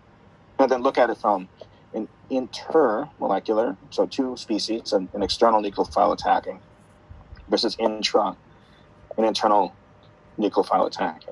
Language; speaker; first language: English; native; English